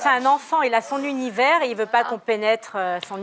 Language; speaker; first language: French; native; French